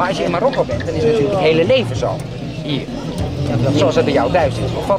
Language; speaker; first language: Dutch; early bilingual, other home language; Arabic